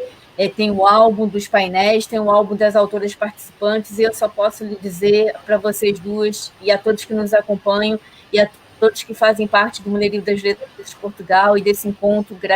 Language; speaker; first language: Portuguese; native; Portuguese